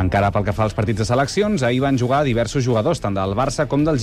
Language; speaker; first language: Catalan; native; Catalan